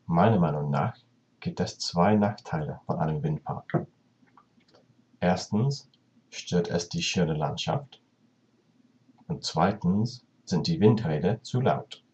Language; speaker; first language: German; non-native, learner; English